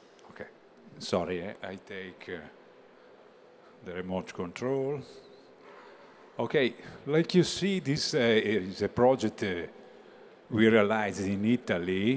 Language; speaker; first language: English; non-native, learner; Italian